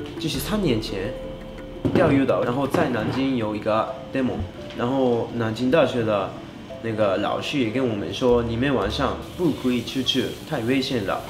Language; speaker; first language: Chinese; non-native, learner; Japanese